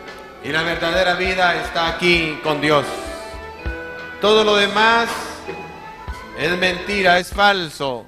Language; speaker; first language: Spanish; native; Spanish